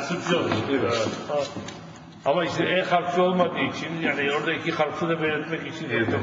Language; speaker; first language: Turkish; native; Turkish